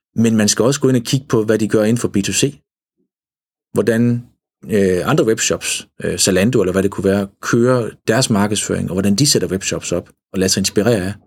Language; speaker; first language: Danish; native; Danish